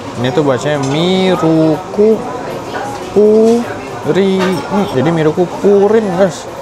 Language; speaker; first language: Indonesian; native; Indonesian